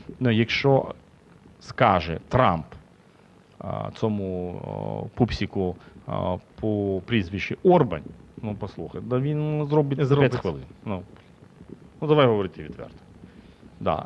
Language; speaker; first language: Ukrainian; non-native, local second language; Russian